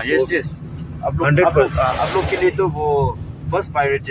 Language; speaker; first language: Hindi; non-native, fluent; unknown